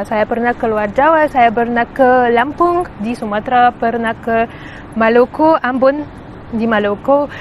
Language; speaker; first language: Indonesian; non-native, fluent; Arabic